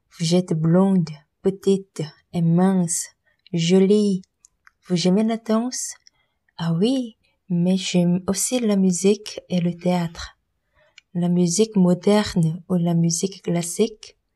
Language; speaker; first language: French; non-native, learner; Korean